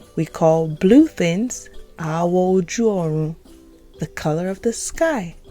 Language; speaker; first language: English; non-native, local second language; Yoruba